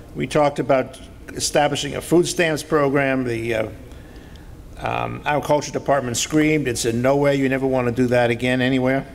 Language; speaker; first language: English; native; English